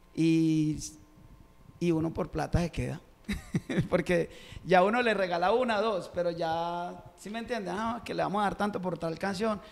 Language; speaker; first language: Spanish; native; Spanish